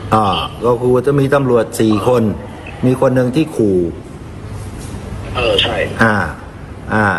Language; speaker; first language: Thai; native; Thai